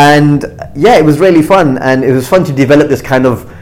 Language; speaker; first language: English; native; English